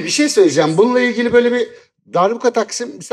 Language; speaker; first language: Turkish; native; Turkish